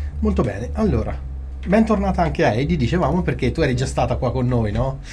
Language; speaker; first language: Italian; native; Italian